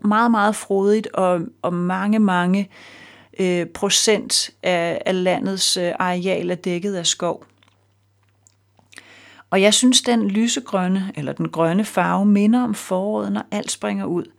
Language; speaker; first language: Danish; native; Danish